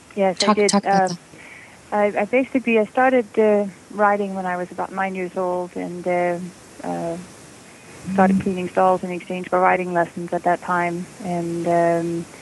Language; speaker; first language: English; non-native, fluent; Danish